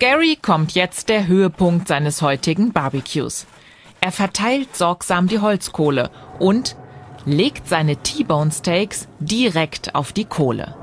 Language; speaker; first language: German; native; German